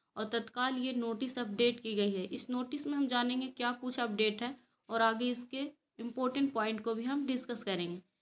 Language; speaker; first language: Hindi; native; Hindi